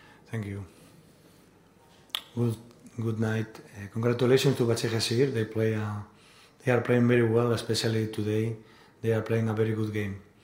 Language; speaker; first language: English; non-native, fluent; Spanish